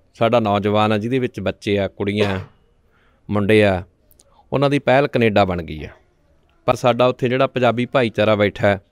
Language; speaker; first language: Punjabi; native; Punjabi